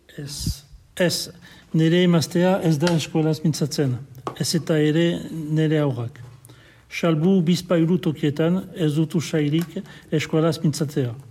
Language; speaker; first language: Basque; non-native, local second language; French